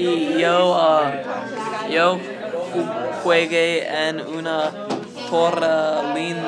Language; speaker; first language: Spanish; non-native, learner; English